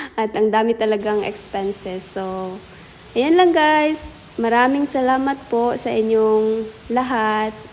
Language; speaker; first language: Filipino; native; Filipino